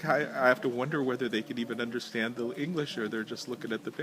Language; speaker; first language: English; native; English